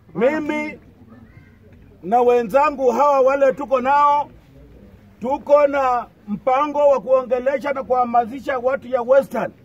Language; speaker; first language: Swahili; non-native, local second language; Luyia